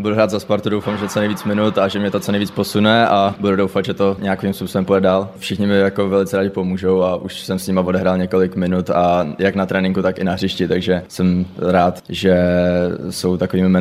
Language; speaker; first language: Czech; native; Czech